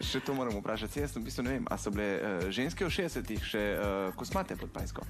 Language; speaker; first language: Slovenian; native; Slovenian